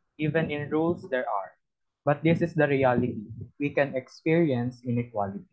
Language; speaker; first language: English; non-native, local second language; Filipino